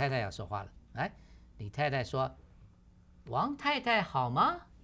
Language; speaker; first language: Chinese; non-native, fluent; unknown